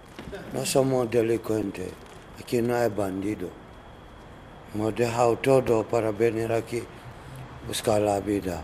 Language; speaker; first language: Spanish; non-native, learner; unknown